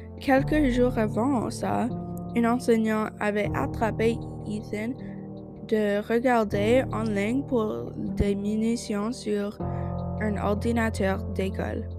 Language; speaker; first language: French; non-native, learner; English